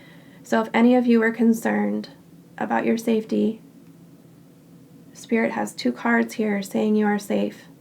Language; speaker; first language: English; native; English